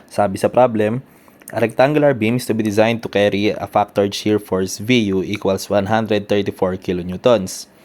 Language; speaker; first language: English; non-native, local second language; Filipino